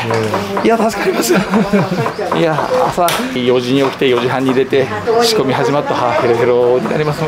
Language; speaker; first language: Japanese; native; Japanese